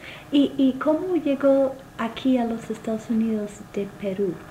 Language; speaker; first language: Spanish; non-native, fluent; English